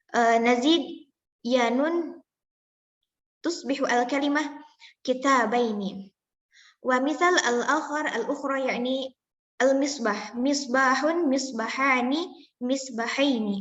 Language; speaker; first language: Arabic; non-native, learner; Indonesian